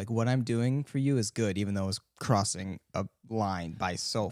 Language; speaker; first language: English; native; English